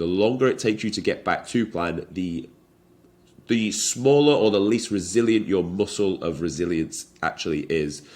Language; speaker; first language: English; native; English